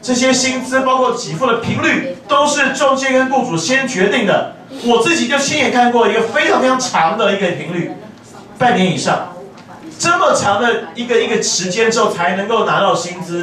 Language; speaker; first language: Chinese; native; Chinese